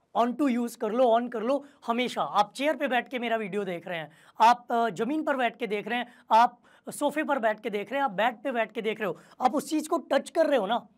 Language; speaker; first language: Hindi; native; Hindi